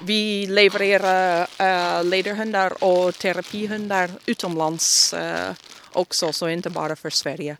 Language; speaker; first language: Swedish; non-native, fluent; English